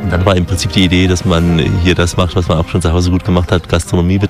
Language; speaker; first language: German; native; German